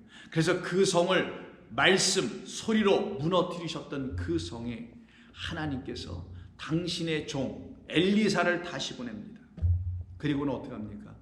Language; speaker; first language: Korean; native; Korean